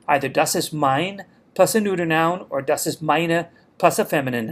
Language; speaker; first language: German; non-native, fluent; English